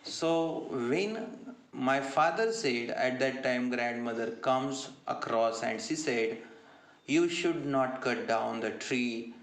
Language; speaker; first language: English; non-native, local second language; Marathi